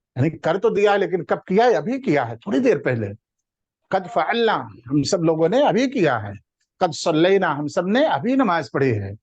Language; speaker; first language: Urdu; native; Urdu